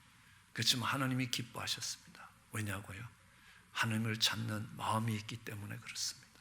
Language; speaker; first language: Korean; native; Korean